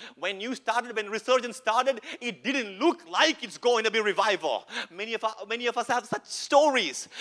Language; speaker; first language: English; non-native, local second language; Malayalam